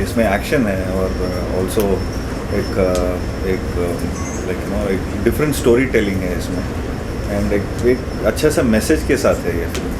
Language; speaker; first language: Hindi; non-native, local second language; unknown